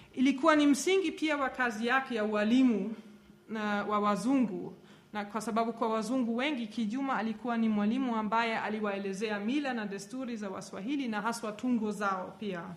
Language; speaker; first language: Swahili; non-native, fluent; German